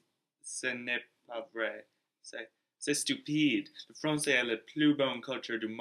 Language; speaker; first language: French; non-native, learner; English